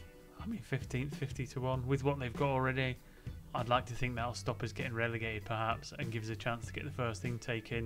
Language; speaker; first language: English; native; English